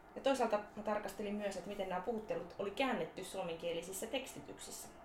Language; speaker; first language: Finnish; native; Finnish